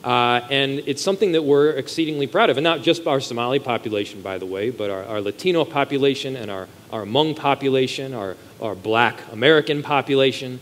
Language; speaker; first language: English; native; English